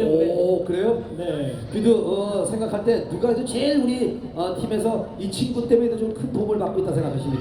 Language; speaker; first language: Korean; native; Korean